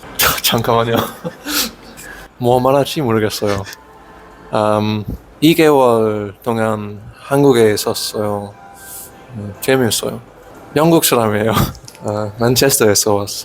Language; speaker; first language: Korean; non-native, learner; English